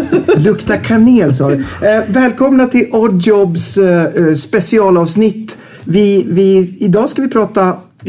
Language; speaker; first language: Swedish; native; Swedish